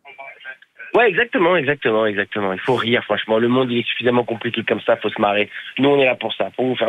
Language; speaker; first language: French; native; French